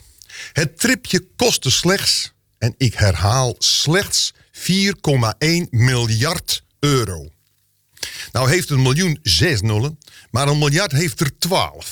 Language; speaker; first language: Dutch; native; Dutch